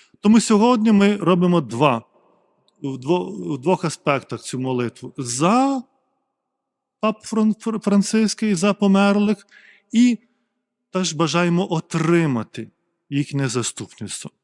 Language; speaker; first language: Ukrainian; non-native, fluent; Lithuanian